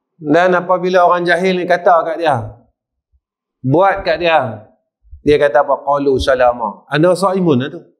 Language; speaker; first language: Malay; native; Malay